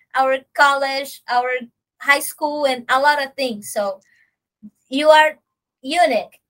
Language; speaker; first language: English; non-native, learner; Portuguese